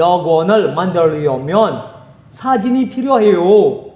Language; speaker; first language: Korean; non-native, fluent; Indonesian